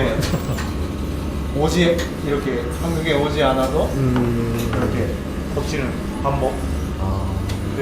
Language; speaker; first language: Korean; non-native, fluent; Japanese